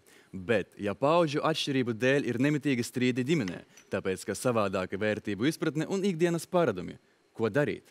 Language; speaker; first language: Latvian; native; Latvian